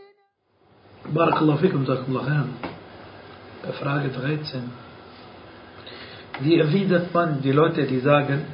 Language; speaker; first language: German; non-native, fluent; Arabic